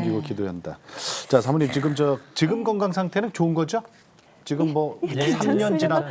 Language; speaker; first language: Korean; native; Korean